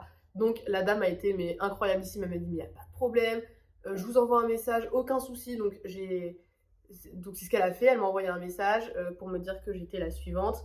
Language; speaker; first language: French; native; French